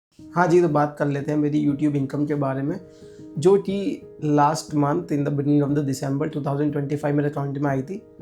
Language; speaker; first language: Hindi; native; Hindi